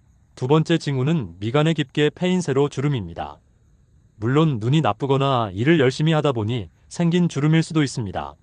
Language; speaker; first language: Korean; native; Korean